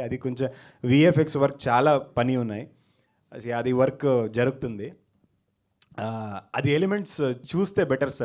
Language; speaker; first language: Telugu; non-native, local second language; Kannada